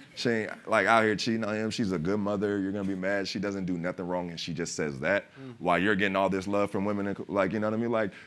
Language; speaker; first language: English; native; English